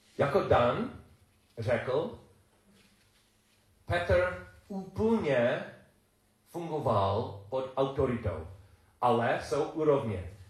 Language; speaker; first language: Czech; non-native, learner; English